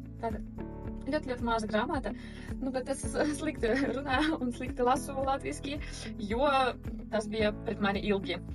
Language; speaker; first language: Latvian; early bilingual, heritage; Russian